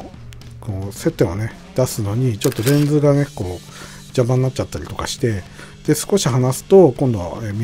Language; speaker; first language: Japanese; native; Japanese